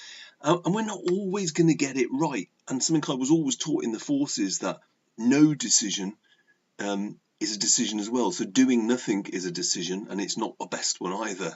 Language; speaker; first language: English; native; English